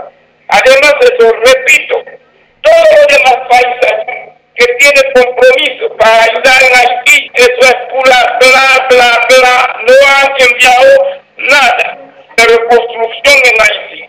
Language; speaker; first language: Spanish; non-native, fluent; Haitian Creole